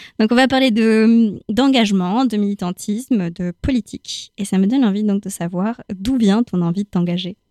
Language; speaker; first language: French; non-native, fluent; Spanish